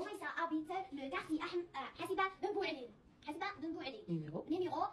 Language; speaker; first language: French; non-native, learner; Arabic